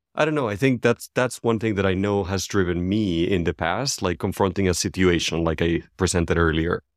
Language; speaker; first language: English; non-native, fluent; Spanish